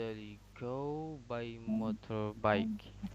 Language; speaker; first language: English; non-native, learner; Indonesian